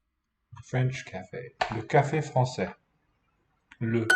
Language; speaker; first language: French; non-native, fluent; English